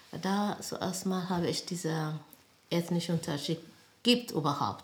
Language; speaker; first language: German; non-native, learner; Amharic